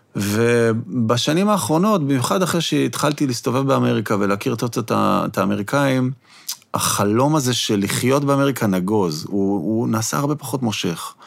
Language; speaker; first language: Hebrew; native; Hebrew